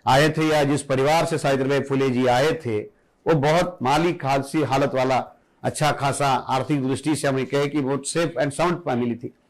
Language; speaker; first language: Hindi; non-native, local second language; Marathi